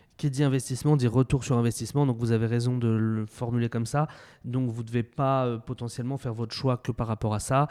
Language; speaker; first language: French; native; French